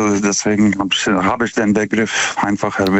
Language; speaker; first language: German; native; German